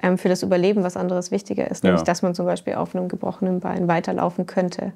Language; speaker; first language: German; native; German